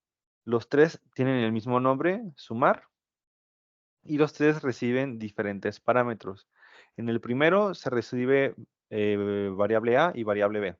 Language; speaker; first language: Spanish; native; Spanish